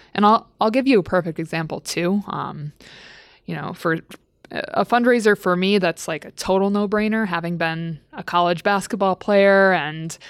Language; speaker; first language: English; native; English